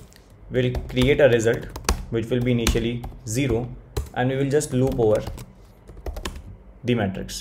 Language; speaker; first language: English; non-native, local second language; Hindi